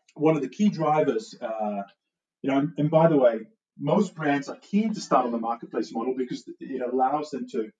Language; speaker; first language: English; non-native, fluent; Dutch